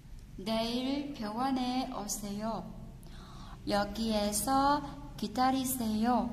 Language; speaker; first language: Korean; non-native, fluent; Vietnamese